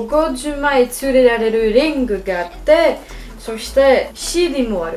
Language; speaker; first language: Japanese; non-native, learner; French